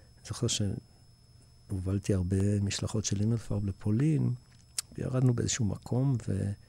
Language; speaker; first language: Hebrew; early bilingual, other home language; English